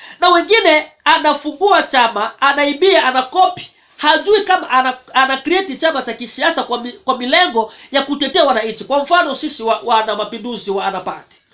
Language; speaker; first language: Swahili; native; Swahili